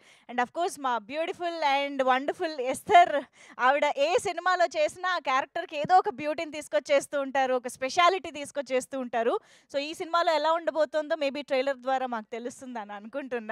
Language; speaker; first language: Telugu; native; Telugu